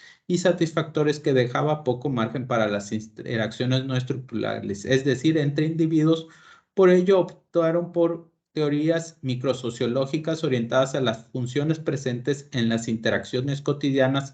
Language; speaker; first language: Spanish; native; Spanish